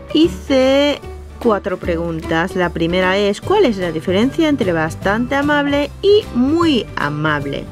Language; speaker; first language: Spanish; non-native, fluent; Japanese